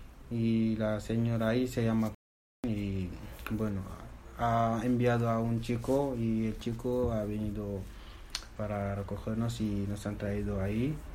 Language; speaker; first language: Spanish; non-native, fluent; Fula